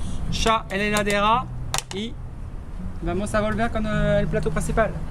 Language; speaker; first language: Spanish; non-native, learner; French